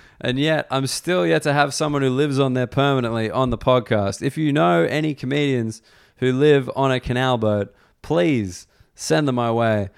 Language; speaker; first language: English; native; English